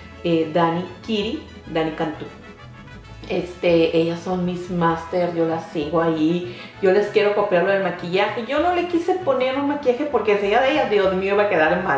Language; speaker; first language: Spanish; native; Spanish